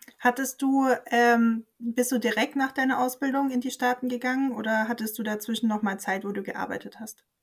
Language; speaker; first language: German; native; German